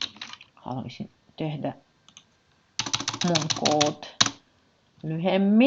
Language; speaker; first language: Finnish; non-native, learner; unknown